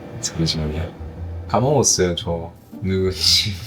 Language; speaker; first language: Korean; non-native, fluent; Japanese